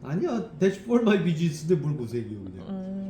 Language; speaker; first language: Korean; native; Korean